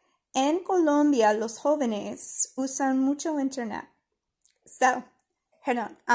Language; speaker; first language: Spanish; non-native, fluent; English